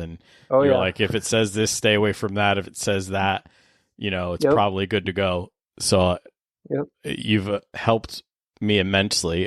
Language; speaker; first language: English; native; English